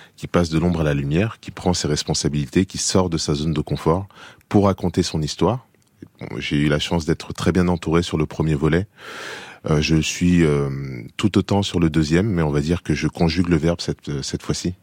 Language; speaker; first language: French; native; French